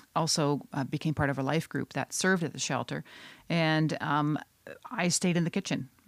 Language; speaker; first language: English; non-native, fluent; Dutch